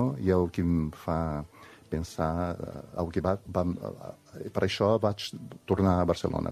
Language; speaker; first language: Catalan; non-native, fluent; Portuguese